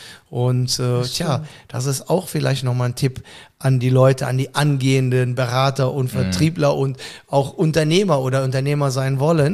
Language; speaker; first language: German; native; German